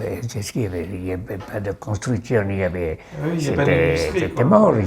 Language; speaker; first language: French; non-native, local second language; Basque